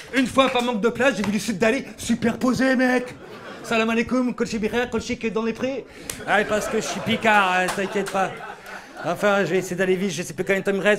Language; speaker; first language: French; native; French